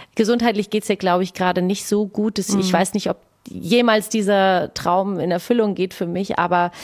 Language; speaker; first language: German; native; German